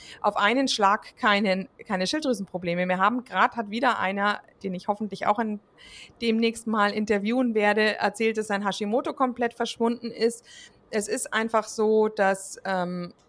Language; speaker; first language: German; native; German